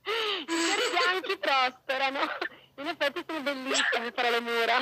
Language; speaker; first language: Italian; native; Italian